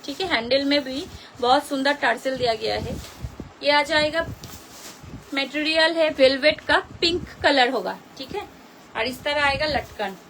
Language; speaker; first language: Hindi; non-native, local second language; Bangla